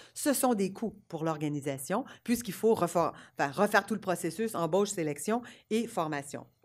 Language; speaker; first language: French; native; French